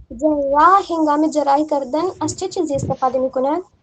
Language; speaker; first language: Persian; non-native, learner; Urdu